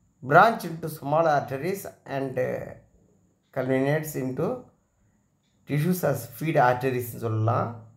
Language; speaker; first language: English; non-native, local second language; Tamil